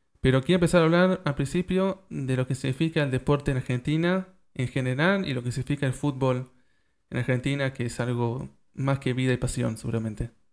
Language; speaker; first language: Spanish; early bilingual, heritage; Spanish